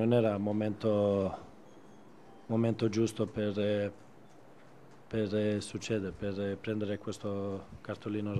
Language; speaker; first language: Italian; non-native, fluent; Swedish